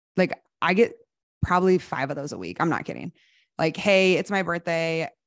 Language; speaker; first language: English; native; English